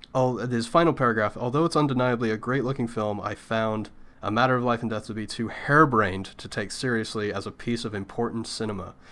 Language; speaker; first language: English; native; English